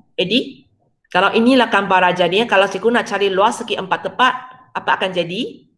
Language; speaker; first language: Malay; non-native, local second language; Chinese